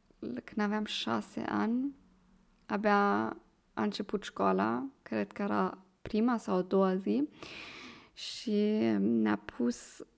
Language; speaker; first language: Romanian; early bilingual, heritage; Romanian